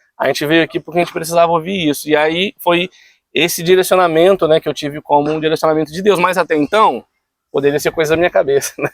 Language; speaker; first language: Portuguese; native; Portuguese